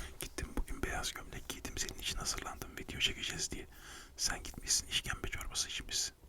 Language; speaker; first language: Turkish; native; Turkish